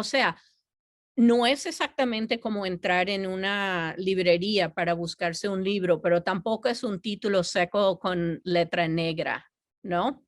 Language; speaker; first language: Spanish; non-native, fluent; English